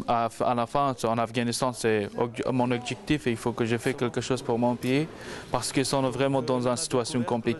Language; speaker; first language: French; non-native, learner; Persian